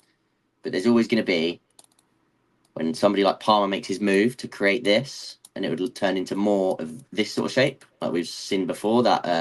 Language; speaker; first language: English; native; English